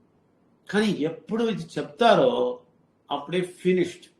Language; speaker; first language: Telugu; non-native, learner; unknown